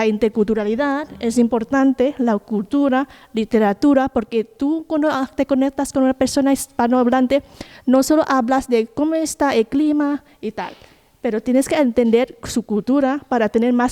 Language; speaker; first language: Spanish; non-native, fluent; Thai